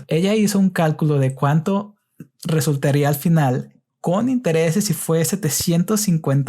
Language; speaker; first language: Spanish; native; Spanish